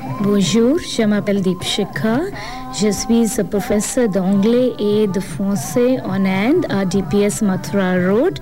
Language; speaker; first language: French; non-native, fluent; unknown